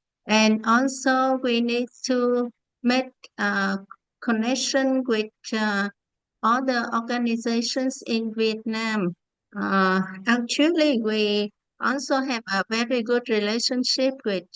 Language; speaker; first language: English; non-native, learner; Vietnamese